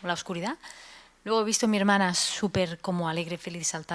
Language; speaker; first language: Spanish; native; Spanish